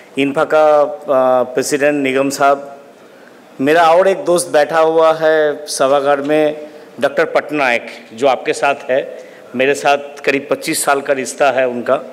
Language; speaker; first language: Hindi; non-native, local second language; Bangla